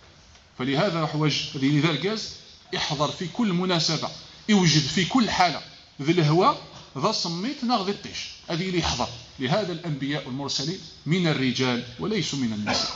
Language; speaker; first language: Arabic; non-native, local second language; Kabyle